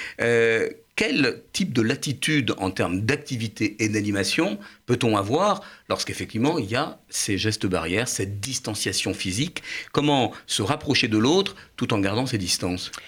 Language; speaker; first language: French; native; French